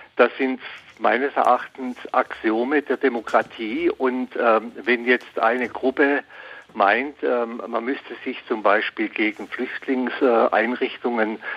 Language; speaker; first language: German; non-native, fluent; Spanish